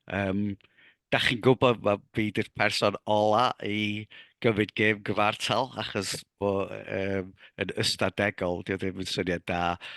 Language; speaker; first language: Welsh; native; Welsh